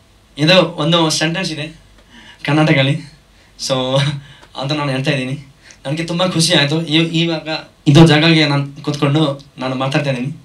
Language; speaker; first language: Kannada; non-native, learner; Hindi